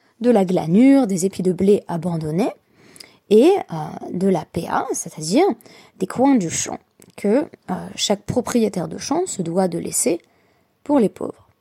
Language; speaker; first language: French; native; French